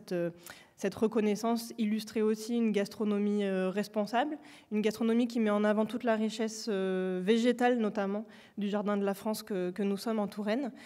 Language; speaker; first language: French; native; French